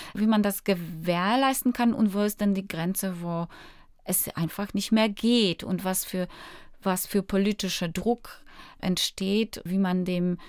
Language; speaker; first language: German; early bilingual, other home language; Polish